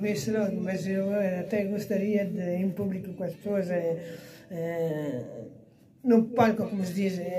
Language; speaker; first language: Portuguese; early bilingual, heritage; Portuguese